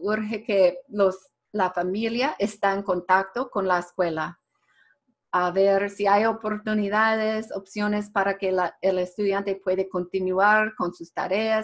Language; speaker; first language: Spanish; non-native, fluent; English